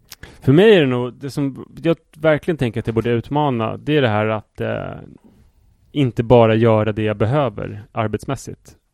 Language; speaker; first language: Swedish; native; Swedish